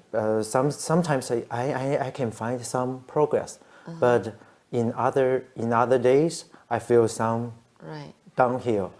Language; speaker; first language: English; non-native, learner; Chinese